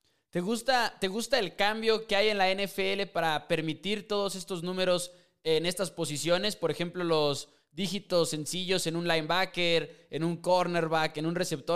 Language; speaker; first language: Spanish; native; Spanish